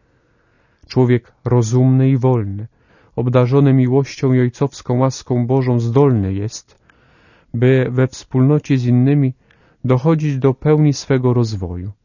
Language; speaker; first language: Polish; native; Polish